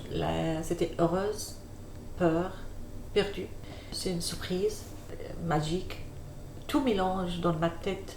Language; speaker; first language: French; non-native, learner; Arabic